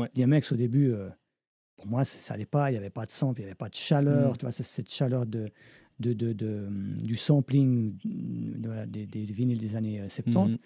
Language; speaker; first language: French; native; French